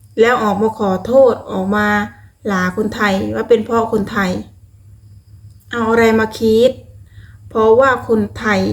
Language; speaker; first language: Thai; non-native, local second language; Lao